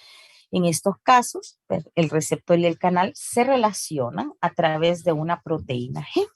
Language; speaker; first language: Spanish; native; Spanish